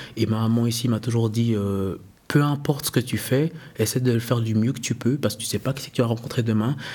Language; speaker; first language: French; early bilingual, other home language; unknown